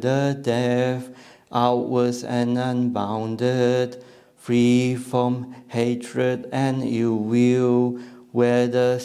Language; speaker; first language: English; non-native, local second language; Chinese